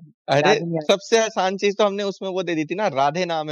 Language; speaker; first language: Hindi; native; Hindi